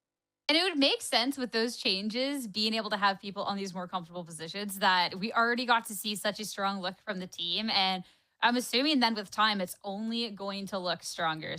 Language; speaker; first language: English; native; English